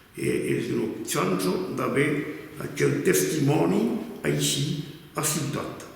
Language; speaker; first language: Occitan; native; Occitan